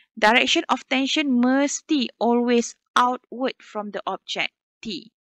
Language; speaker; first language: English; non-native, local second language; Malay